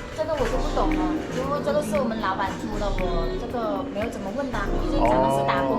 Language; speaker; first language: Chinese; native; Chinese